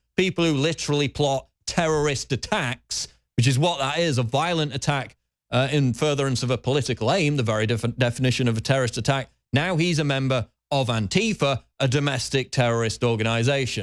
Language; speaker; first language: English; native; English